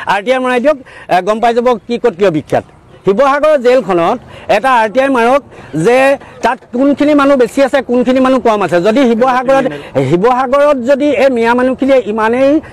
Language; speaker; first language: Assamese; native; Assamese